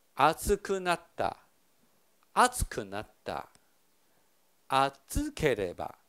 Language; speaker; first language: Japanese; non-native, fluent; Chinese